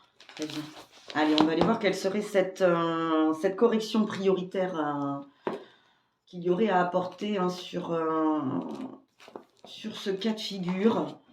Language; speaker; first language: French; native; French